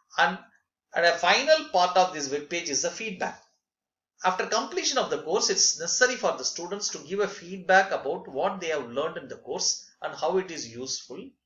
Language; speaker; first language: English; non-native, local second language; Tamil